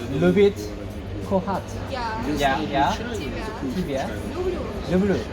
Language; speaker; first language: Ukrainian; non-native, learner; Korean